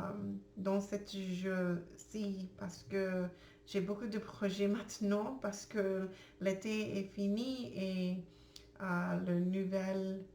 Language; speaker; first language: French; non-native, learner; English